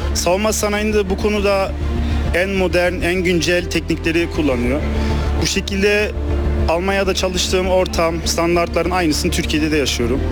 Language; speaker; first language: Turkish; early bilingual, heritage; Turkish